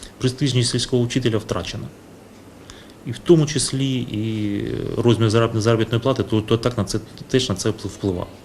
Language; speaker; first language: Ukrainian; native; Ukrainian